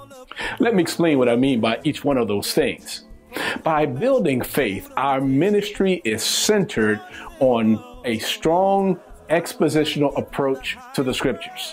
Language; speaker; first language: English; native; English